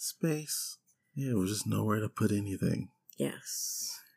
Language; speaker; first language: English; native; English